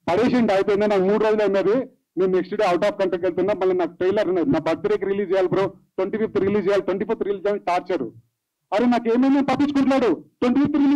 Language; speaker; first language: Telugu; native; Telugu